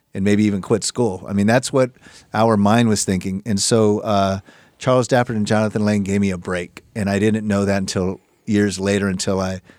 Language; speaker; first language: English; native; English